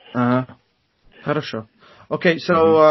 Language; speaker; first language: Russian; non-native, fluent; Latvian